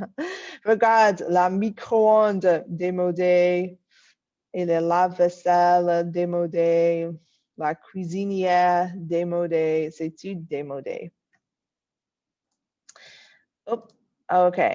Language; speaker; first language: French; non-native, fluent; English